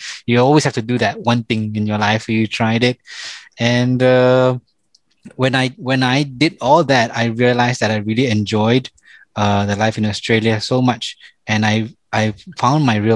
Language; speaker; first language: English; non-native, local second language; Malay